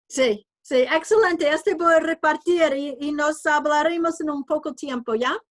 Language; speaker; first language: Spanish; non-native, learner; English